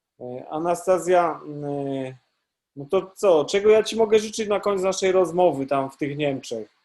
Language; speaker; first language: Polish; native; Polish